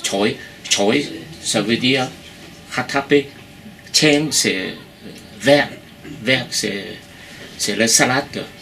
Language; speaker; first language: French; non-native, fluent; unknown